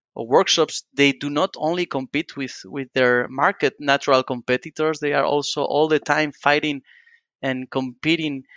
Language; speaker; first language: English; non-native, fluent; Spanish